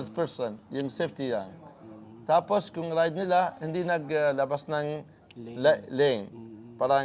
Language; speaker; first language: Filipino; non-native, learner; Arabic